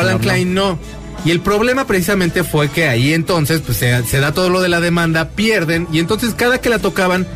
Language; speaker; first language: Spanish; native; Spanish